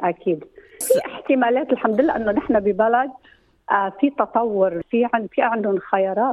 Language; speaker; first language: Arabic; native; Arabic